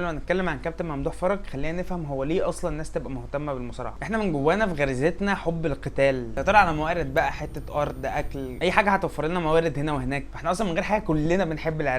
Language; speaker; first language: Arabic; native; Arabic